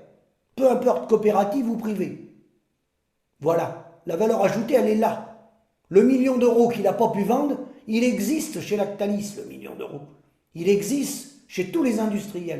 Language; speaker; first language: French; native; French